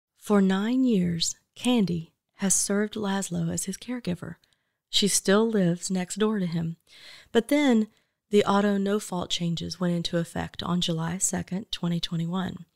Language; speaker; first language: English; native; English